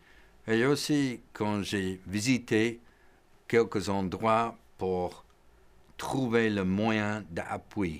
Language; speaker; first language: French; non-native, fluent; English